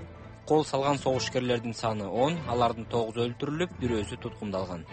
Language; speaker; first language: Kyrgyz; native; Kyrgyz